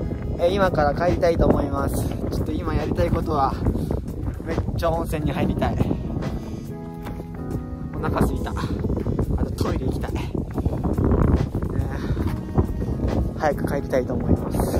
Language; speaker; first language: Japanese; native; Japanese